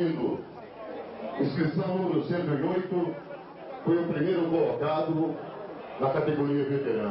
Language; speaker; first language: Portuguese; native; Portuguese